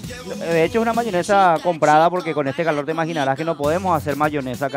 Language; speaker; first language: Spanish; native; Spanish